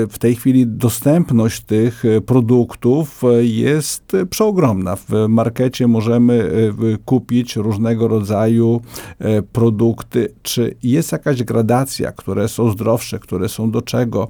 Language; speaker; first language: Polish; native; Polish